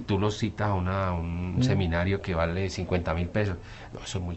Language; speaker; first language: Spanish; native; Spanish